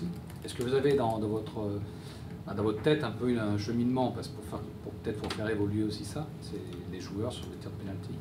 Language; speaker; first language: French; native; French